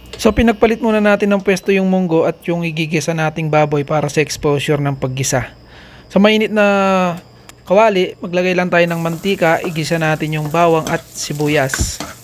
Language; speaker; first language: Filipino; non-native, local second language; Pampanga